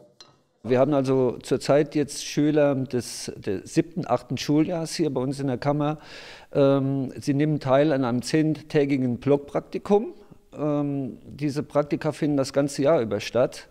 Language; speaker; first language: German; native; German